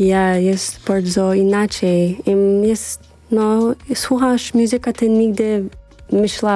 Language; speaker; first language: Polish; early bilingual, heritage; English